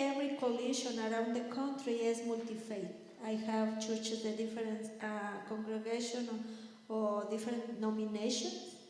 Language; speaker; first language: English; non-native, learner; Spanish